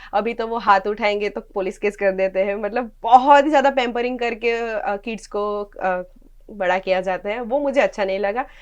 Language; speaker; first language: Hindi; non-native, local second language; Gujarati